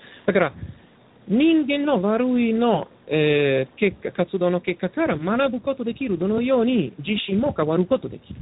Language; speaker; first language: Japanese; non-native, learner; Italian